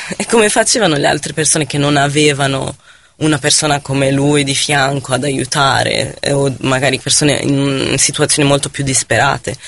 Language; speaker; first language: Italian; non-native, fluent; Arabic